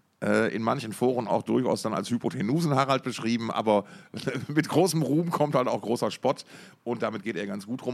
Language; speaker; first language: German; native; German